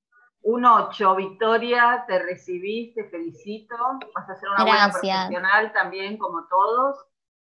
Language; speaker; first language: Spanish; native; Spanish